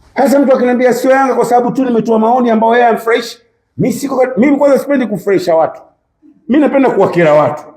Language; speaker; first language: Swahili; native; Swahili